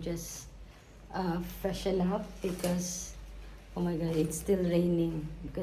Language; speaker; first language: English; non-native, local second language; Filipino